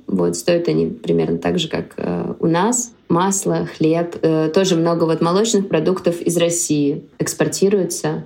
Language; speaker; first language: Russian; native; Russian